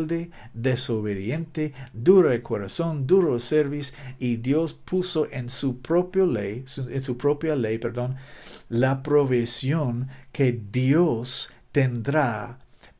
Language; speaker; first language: Spanish; non-native, learner; English